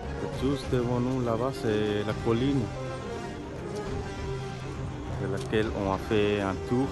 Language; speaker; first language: French; non-native, fluent; Hindi